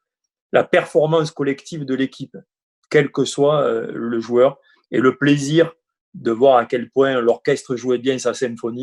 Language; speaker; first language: French; native; French